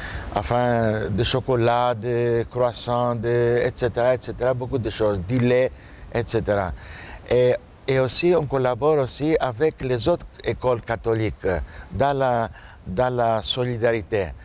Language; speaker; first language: French; non-native, fluent; Greek